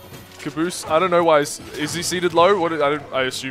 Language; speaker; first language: English; native; English